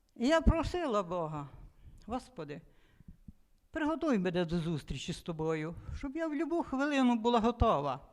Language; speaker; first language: Ukrainian; native; Ukrainian